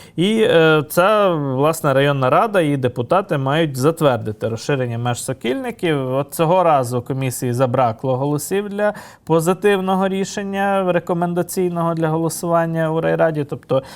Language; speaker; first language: Ukrainian; native; Ukrainian